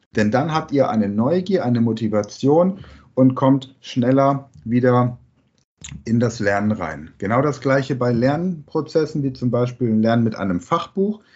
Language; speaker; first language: German; native; German